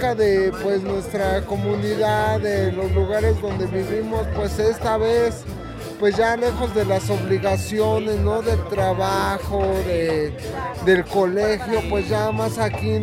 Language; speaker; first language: Spanish; native; Spanish